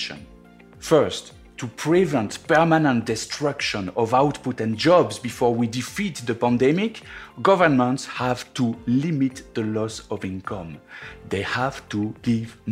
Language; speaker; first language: English; non-native, fluent; French